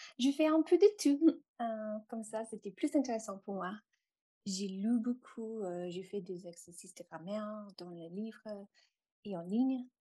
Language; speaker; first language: French; non-native, fluent; English